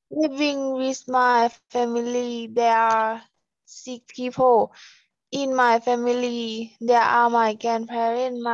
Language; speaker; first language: English; non-native, learner; Lao